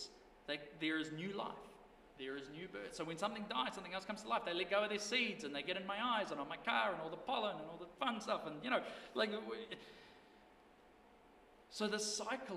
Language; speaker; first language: English; native; English